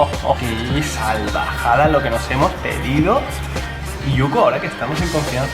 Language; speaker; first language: Spanish; native; Spanish